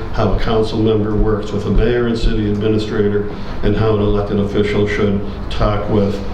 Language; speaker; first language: English; native; English